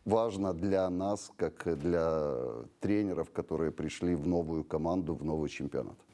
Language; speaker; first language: Polish; non-native, learner; Russian